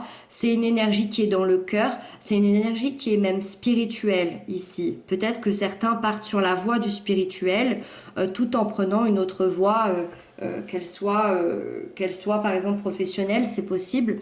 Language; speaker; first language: French; native; French